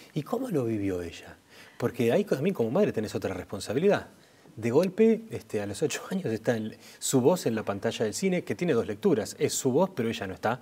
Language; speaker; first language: Spanish; native; Spanish